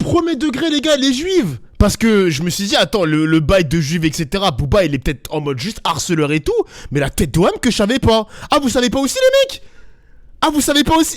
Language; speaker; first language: French; native; French